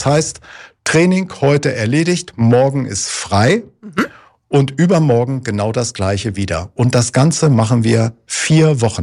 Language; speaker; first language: German; native; German